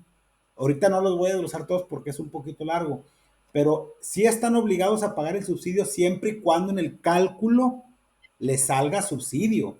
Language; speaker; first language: Spanish; native; Spanish